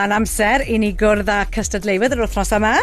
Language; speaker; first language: Welsh; native; Welsh